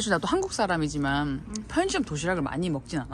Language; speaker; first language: Korean; native; Korean